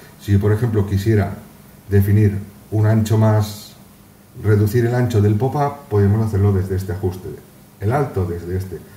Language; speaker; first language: Spanish; native; Spanish